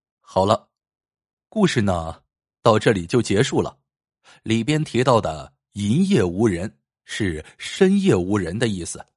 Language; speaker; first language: Chinese; native; Chinese